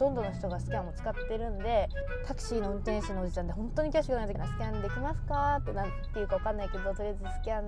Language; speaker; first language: Japanese; native; Japanese